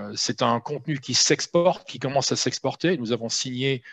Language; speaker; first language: French; native; French